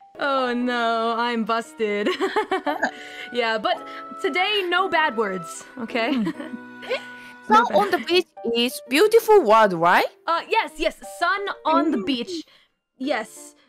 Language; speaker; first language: English; non-native, learner; Japanese